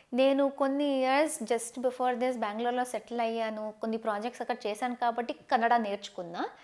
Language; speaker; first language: Telugu; non-native, local second language; Tamil